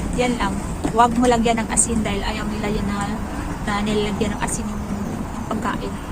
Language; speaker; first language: Filipino; non-native, local second language; Cebuano